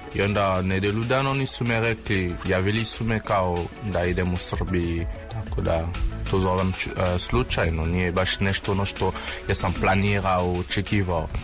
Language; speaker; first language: Serbian; non-native, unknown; French